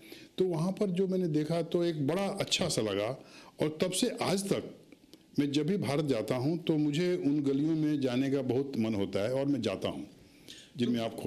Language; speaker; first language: Hindi; native; Hindi